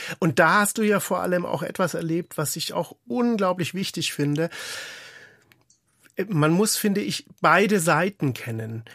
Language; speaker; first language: German; native; German